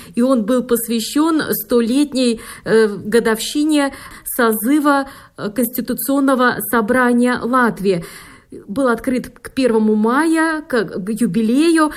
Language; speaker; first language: Russian; native; Russian